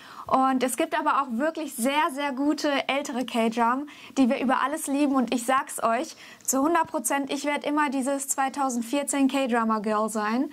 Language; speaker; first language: German; native; German